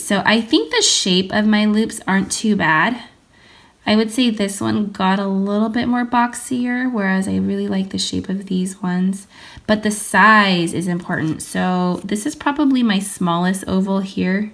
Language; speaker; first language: English; native; English